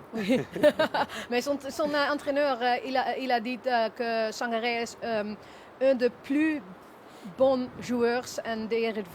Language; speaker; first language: French; non-native, learner; Dutch